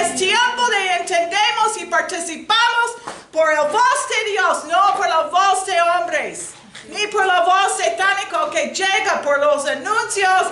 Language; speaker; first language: Spanish; non-native, learner; English